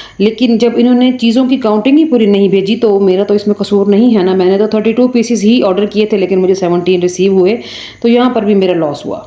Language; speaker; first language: Urdu; native; Urdu